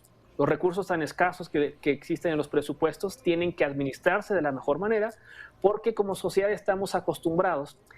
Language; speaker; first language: Spanish; native; Spanish